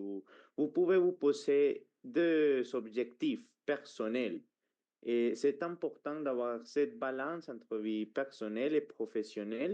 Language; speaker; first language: French; non-native, fluent; Spanish